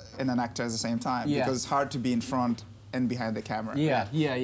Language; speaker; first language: English; non-native, local second language; Russian